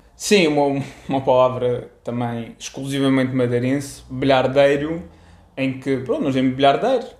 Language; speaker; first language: Portuguese; native; Portuguese